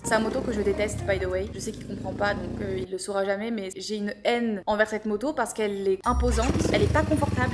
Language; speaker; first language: French; native; French